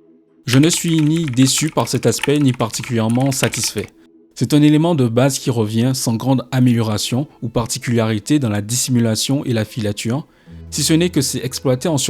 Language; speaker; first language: French; native; French